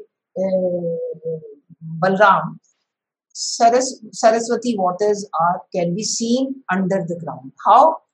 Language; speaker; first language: English; non-native, local second language; Hindi